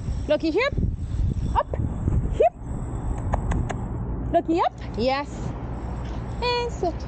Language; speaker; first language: English; non-native, fluent; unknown